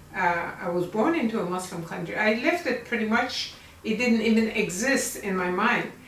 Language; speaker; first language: English; non-native, fluent; Persian